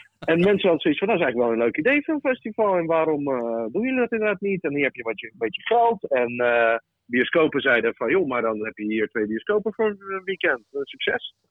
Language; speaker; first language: Dutch; early bilingual, other home language; Russian